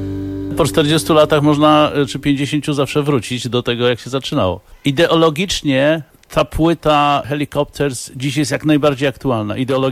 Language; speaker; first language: Polish; native; Polish